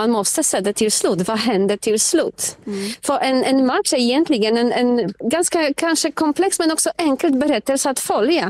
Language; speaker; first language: Swedish; non-native, fluent; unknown